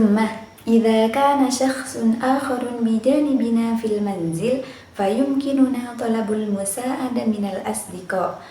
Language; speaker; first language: Arabic; non-native, learner; Indonesian